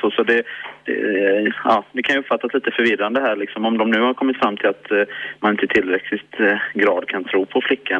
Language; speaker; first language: Swedish; native; Swedish